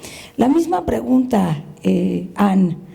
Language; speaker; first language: Spanish; native; Spanish